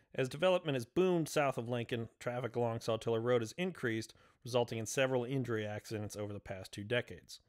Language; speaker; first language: English; native; English